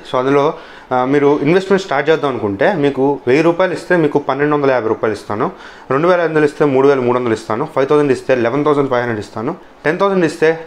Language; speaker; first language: Telugu; native; Telugu